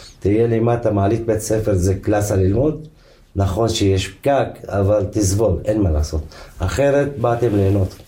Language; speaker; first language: Hebrew; non-native, local second language; Arabic